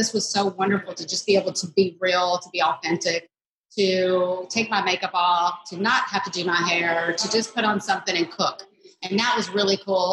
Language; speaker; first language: English; native; English